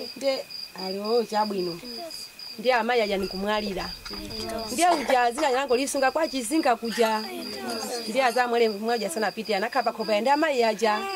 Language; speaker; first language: Nyanja; non-native, local second language; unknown